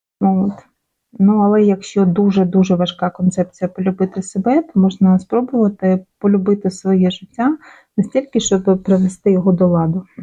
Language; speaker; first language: Ukrainian; non-native, local second language; Russian